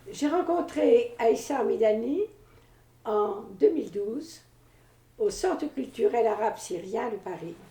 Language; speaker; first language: French; native; French